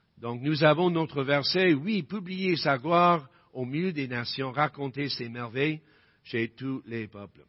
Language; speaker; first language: French; non-native, fluent; English